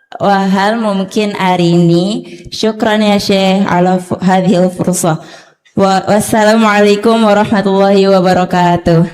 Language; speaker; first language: Arabic; non-native, learner; Indonesian